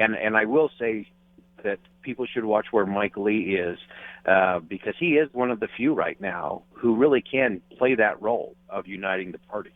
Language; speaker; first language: English; native; English